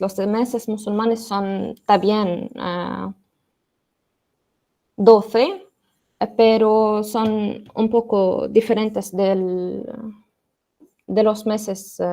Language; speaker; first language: Spanish; non-native, learner; Arabic